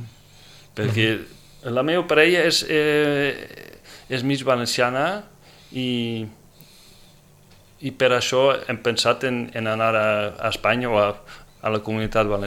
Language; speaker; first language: Catalan; non-native, fluent; Dutch